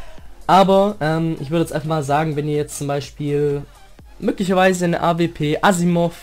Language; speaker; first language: German; native; German